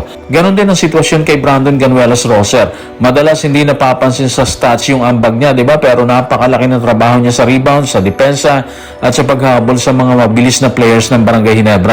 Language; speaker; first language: Filipino; native; Filipino